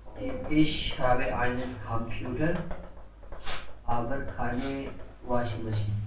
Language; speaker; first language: German; non-native, learner; Hindi